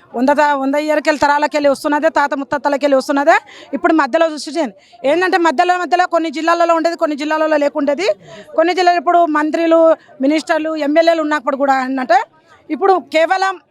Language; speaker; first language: Telugu; non-native, local second language; Lambadi